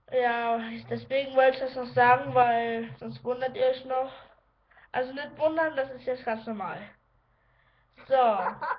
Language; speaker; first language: German; native; German